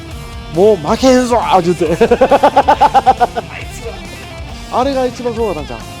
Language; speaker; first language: Japanese; native; Japanese